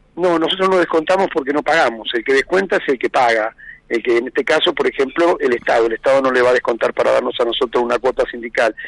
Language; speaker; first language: Spanish; native; Spanish